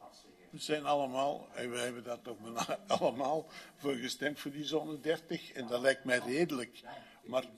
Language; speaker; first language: Dutch; native; Dutch